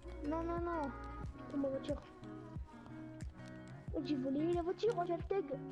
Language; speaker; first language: French; native; French